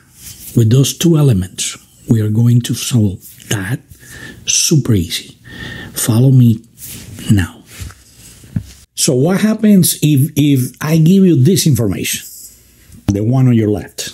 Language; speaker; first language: English; non-native, fluent; Spanish